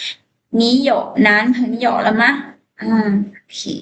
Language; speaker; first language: Chinese; non-native, fluent; Thai